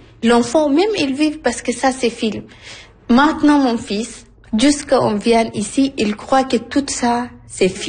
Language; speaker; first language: French; non-native, learner; Arabic